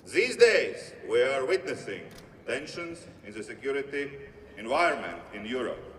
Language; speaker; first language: English; non-native, fluent; Latvian